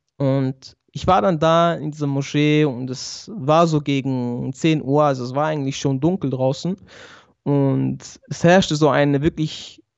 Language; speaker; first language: German; early bilingual, other home language; Italian